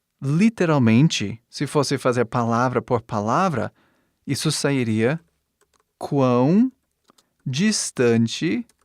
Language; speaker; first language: Portuguese; non-native, fluent; English